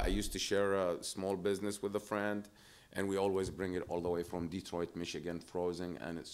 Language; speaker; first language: English; non-native, fluent; Arabic